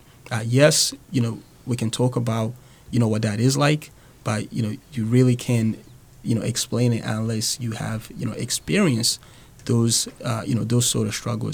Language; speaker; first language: English; non-native, fluent; Rundi